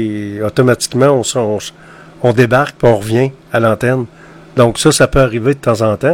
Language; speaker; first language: French; native; French